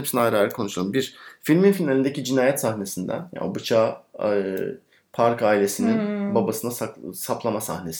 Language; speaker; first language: Turkish; native; Turkish